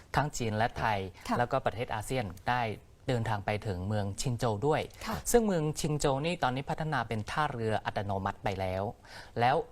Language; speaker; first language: Thai; non-native, fluent; Chinese